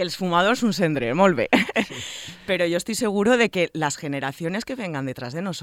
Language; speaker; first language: Spanish; native; Spanish